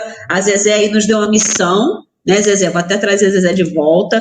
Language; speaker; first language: Portuguese; native; Portuguese